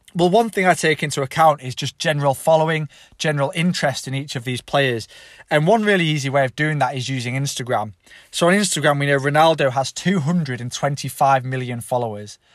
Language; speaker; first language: English; native; English